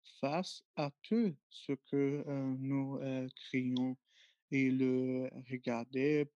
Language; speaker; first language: French; non-native, fluent; Arabic